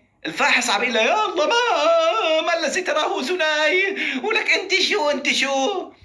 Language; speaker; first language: Arabic; native; Arabic